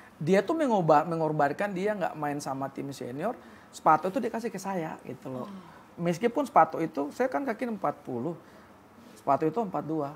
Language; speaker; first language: Indonesian; native; Indonesian